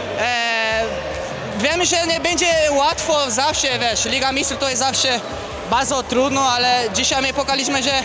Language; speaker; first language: Polish; non-native, learner; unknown